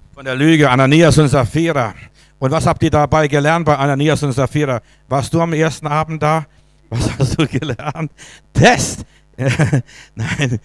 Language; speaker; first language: German; native; German